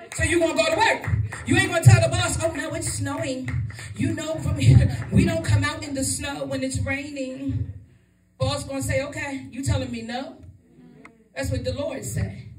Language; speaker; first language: English; native; English